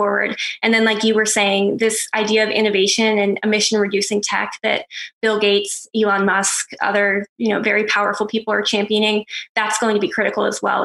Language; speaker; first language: English; native; English